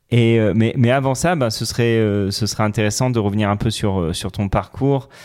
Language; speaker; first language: French; native; French